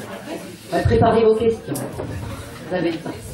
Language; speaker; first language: French; native; French